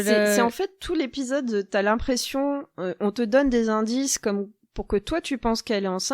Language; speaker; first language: French; native; French